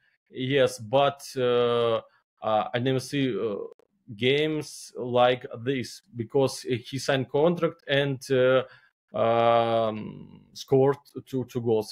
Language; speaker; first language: English; non-native, learner; Belarusian